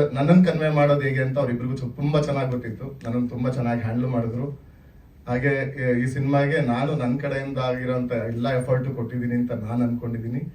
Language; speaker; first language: Kannada; native; Kannada